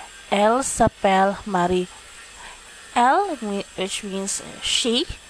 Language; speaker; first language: French; non-native, learner; Filipino